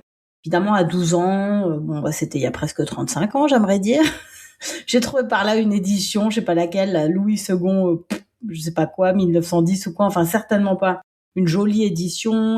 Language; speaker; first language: French; native; French